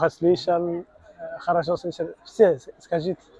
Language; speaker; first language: Russian; non-native, learner; Somali